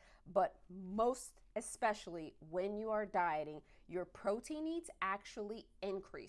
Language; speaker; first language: English; native; English